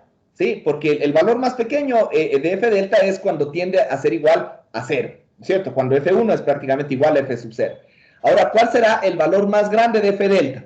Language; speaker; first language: Spanish; native; Spanish